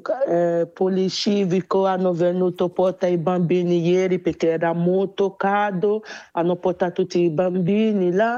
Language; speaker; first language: Italian; non-native, learner; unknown